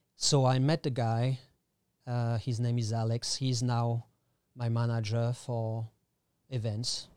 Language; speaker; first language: English; non-native, fluent; French